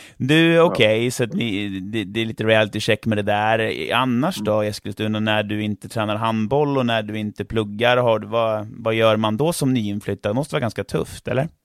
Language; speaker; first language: Swedish; native; Swedish